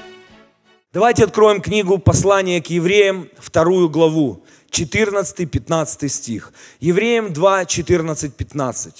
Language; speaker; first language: Russian; native; Russian